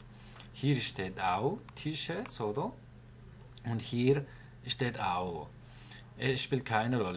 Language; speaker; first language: German; non-native, fluent; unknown